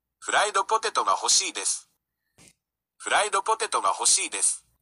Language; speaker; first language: Japanese; non-native, learner; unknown